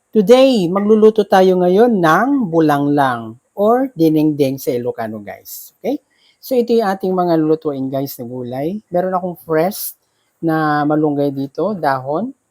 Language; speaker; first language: Filipino; non-native, local second language; Iloko